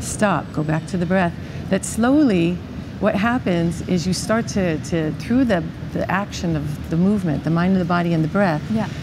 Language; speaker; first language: English; native; English